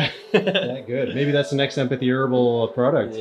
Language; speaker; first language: English; native; English